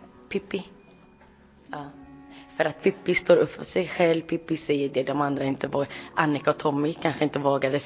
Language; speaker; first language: Swedish; early bilingual, other home language; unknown